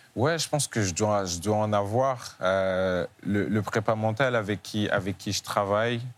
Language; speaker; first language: French; native; French